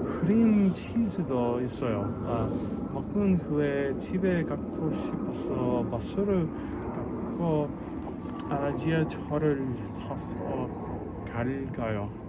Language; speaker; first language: Korean; non-native, learner; English